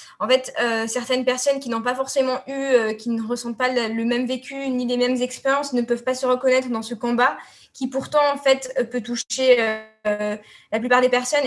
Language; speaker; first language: French; non-native, local second language; Arabic